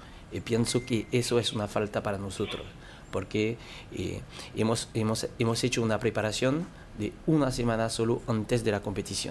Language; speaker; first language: Spanish; non-native, learner; French